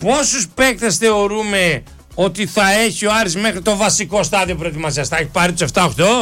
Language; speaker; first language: Greek; native; Greek